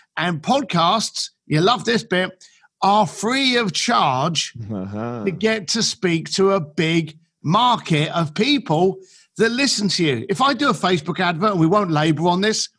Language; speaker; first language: English; native; English